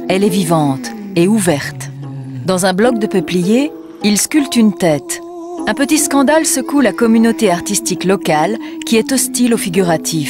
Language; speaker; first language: French; native; French